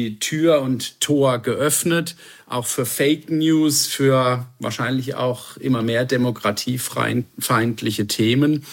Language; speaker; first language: German; native; German